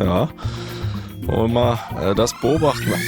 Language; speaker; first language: German; native; German